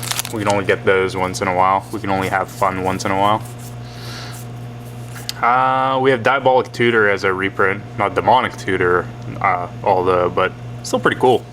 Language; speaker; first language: English; native; English